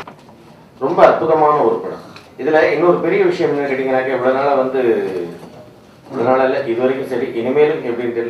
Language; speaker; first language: Tamil; native; Tamil